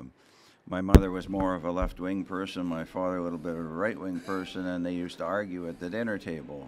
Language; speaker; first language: English; native; English